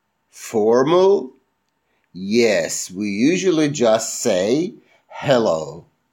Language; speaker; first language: English; non-native, fluent; Persian